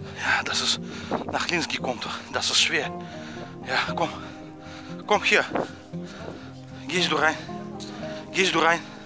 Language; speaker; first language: German; non-native, learner; Russian